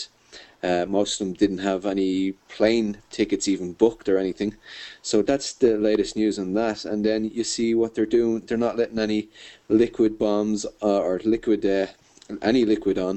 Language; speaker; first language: English; native; English